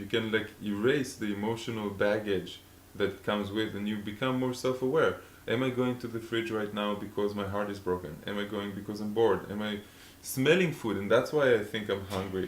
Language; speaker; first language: English; non-native, fluent; Hebrew